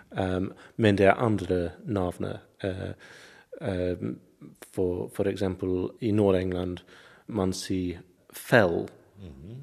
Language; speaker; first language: Norwegian; non-native, learner; English